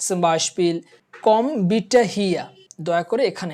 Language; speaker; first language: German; non-native, fluent; Bangla